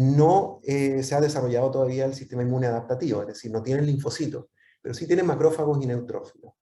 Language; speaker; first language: Spanish; native; Spanish